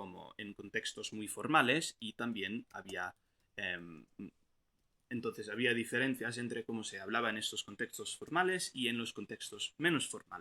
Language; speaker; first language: Spanish; non-native, fluent; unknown